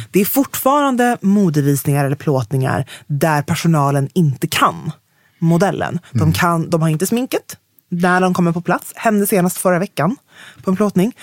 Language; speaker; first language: Swedish; native; Swedish